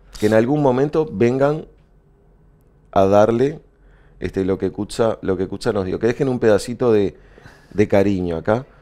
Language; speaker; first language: Spanish; native; Spanish